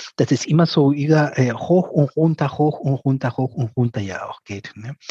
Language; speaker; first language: German; non-native, fluent; Spanish